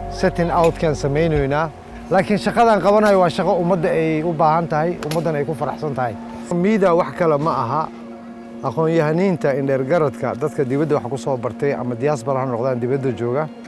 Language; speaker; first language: Somali; non-native, local second language; Maay